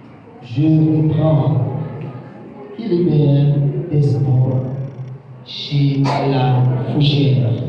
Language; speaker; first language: French; non-native, local second language; Haitian Creole